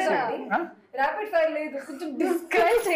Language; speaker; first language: Telugu; non-native, fluent; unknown